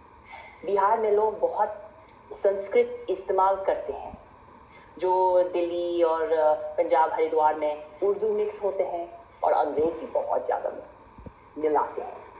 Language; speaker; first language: Hindi; non-native, fluent; English